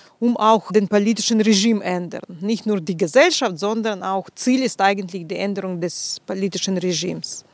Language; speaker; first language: German; non-native, fluent; Russian